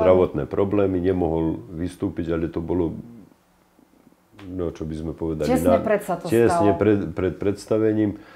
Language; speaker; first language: Slovak; native; Slovak